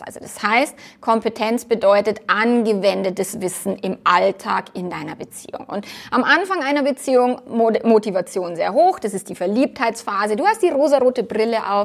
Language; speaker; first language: German; native; German